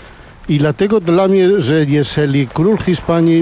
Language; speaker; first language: Polish; non-native, learner; Spanish